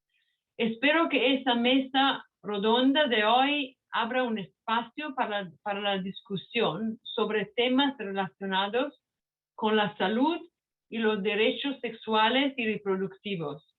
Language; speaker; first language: Spanish; non-native, fluent; Italian